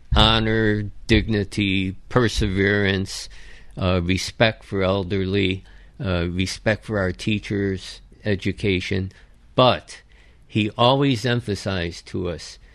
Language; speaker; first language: English; early bilingual, other home language; Japanese